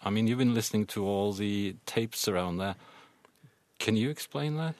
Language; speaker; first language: English; non-native, fluent; Norwegian